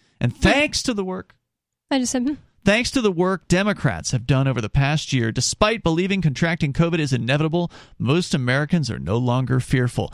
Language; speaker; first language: English; native; English